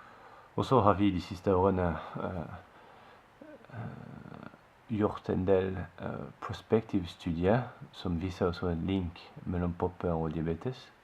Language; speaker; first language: Norwegian; non-native, fluent; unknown